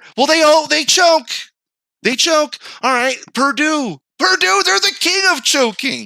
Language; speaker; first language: English; native; English